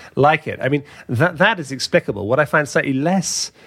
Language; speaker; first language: English; native; English